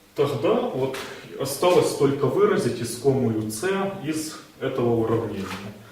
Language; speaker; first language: Russian; native; Russian